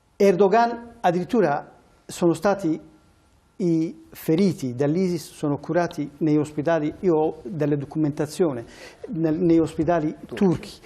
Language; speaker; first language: Italian; early bilingual, other home language; Kurdish